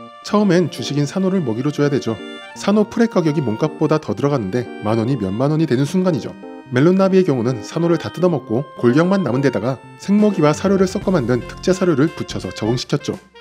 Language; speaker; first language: Korean; native; Korean